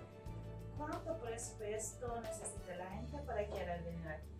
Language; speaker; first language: Spanish; non-native, fluent; Turkish